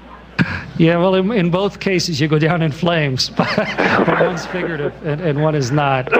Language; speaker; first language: English; native; English